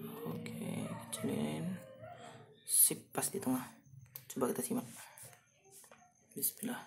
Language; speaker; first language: Indonesian; native; Indonesian